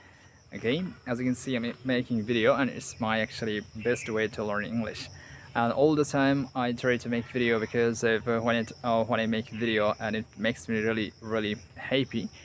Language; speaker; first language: English; non-native, learner; Bangla